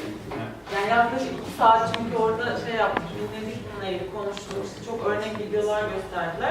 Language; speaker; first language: Turkish; native; Turkish